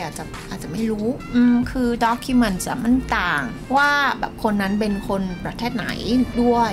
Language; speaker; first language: Thai; non-native, fluent; Vietnamese